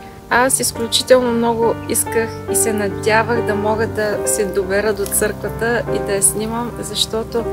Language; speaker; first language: Bulgarian; native; Bulgarian